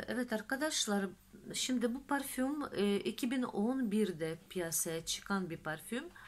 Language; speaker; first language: Turkish; non-native, fluent; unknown